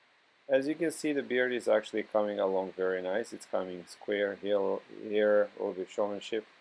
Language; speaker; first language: English; non-native, fluent; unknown